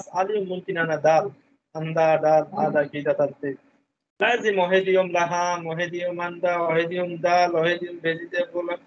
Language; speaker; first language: Arabic; non-native, learner; Bangla